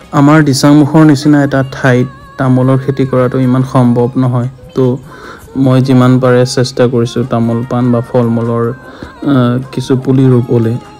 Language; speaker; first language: Assamese; non-native, local second language; Mising